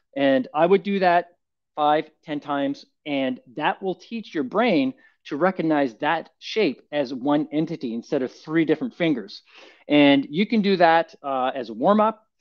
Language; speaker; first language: English; native; English